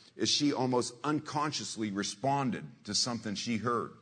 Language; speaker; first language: English; native; English